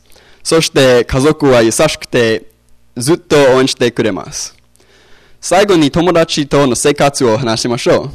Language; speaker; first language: Japanese; non-native, learner; English